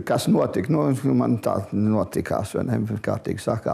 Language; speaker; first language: Latvian; early bilingual, heritage; Latvian